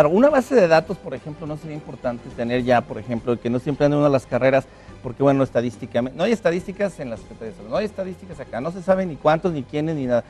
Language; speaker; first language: Spanish; native; Spanish